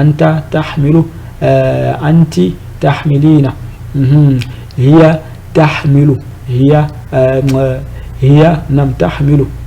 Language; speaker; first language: Arabic; non-native, fluent; French